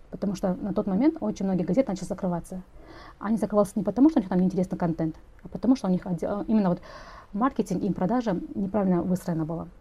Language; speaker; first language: Russian; non-native, local second language; Kazakh